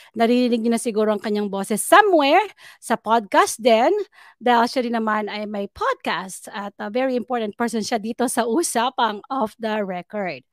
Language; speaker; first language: Filipino; non-native, local second language; Pangasinan